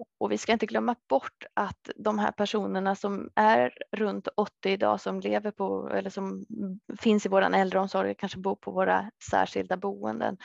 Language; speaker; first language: Swedish; native; Swedish